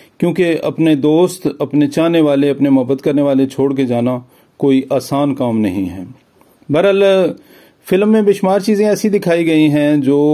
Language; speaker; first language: Urdu; non-native, local second language; Pahari-Potwari